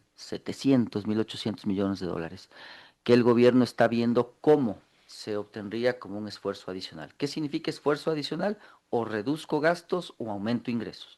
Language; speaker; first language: Spanish; native; Spanish